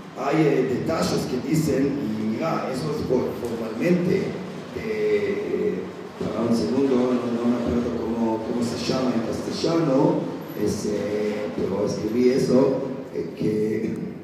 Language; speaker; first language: Spanish; non-native, learner; Hebrew